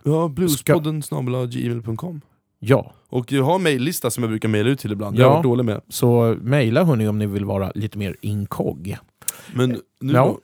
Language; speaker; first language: Swedish; native; Swedish